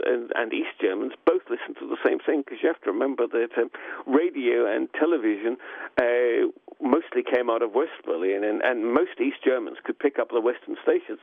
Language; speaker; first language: English; native; English